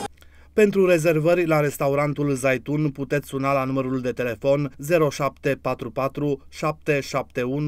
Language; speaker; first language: Romanian; native; Romanian